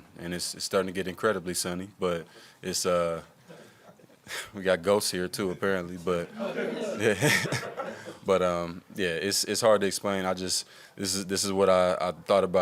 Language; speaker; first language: English; native; English